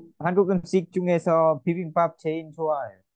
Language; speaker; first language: Korean; non-native, learner; Vietnamese